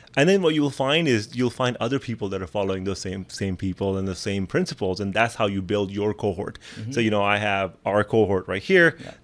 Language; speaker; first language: English; non-native, local second language; Urdu